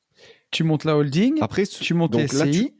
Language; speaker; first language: French; native; French